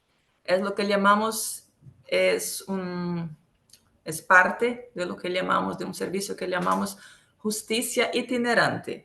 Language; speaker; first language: Spanish; non-native, local second language; Portuguese